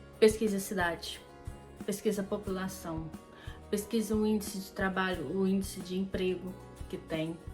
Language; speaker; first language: Portuguese; native; Portuguese